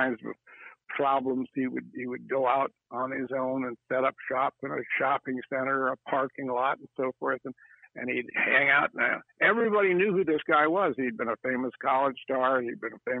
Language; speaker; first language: English; native; English